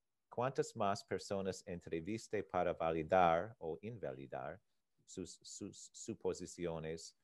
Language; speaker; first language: Spanish; non-native, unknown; English